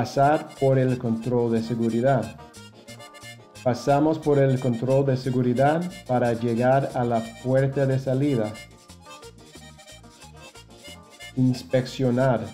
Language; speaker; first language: Spanish; non-native, fluent; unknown